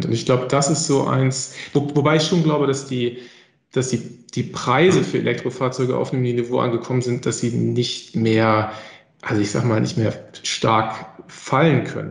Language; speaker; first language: German; native; German